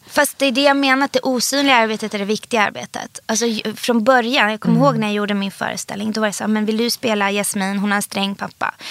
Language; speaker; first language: Swedish; early bilingual, other home language; Persian